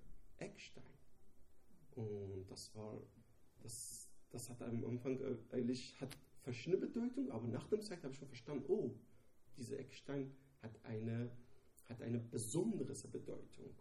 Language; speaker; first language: German; non-native, learner; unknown